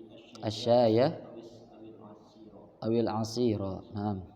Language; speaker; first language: Arabic; non-native, fluent; Indonesian